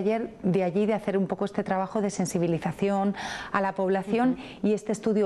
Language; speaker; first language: Spanish; native; Spanish